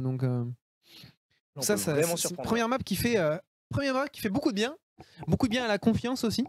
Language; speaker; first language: French; native; French